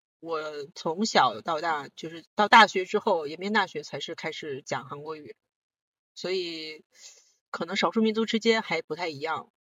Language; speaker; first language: Chinese; non-native, local second language; Korean